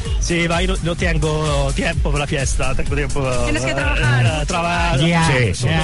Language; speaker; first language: Spanish; non-native, learner; Italian